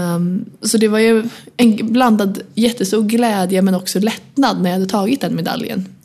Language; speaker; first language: Swedish; native; Swedish